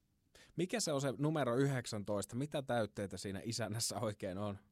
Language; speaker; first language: Finnish; native; Finnish